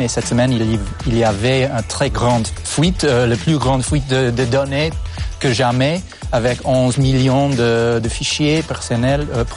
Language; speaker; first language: French; non-native, fluent; English